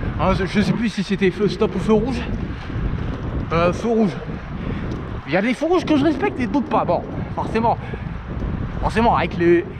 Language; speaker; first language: French; native; French